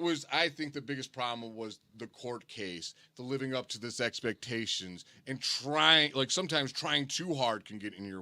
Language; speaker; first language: English; native; English